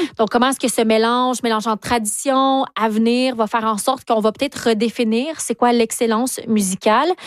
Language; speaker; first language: French; native; French